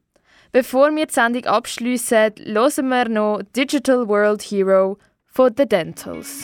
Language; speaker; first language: German; native; German